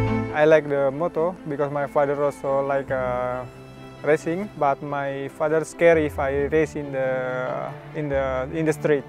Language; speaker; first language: English; non-native, learner; Indonesian